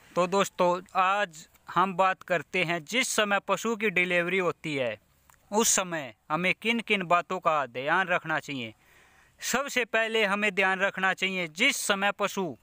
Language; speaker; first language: Hindi; native; Hindi